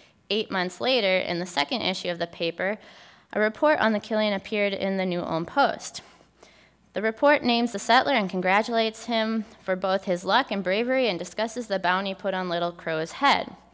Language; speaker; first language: English; native; English